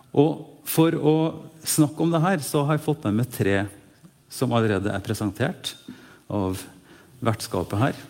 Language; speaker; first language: Norwegian; native; Norwegian